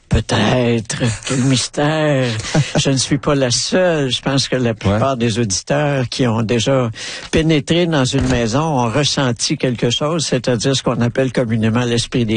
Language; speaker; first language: French; native; French